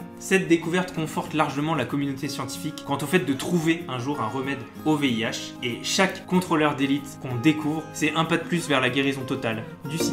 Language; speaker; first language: French; native; French